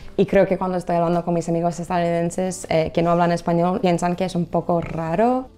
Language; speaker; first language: Spanish; non-native, fluent; English